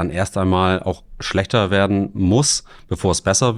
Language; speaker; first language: German; native; German